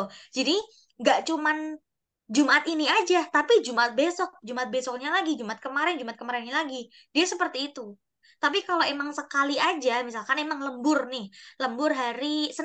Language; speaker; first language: Indonesian; native; Indonesian